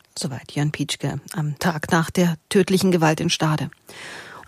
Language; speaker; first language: German; native; German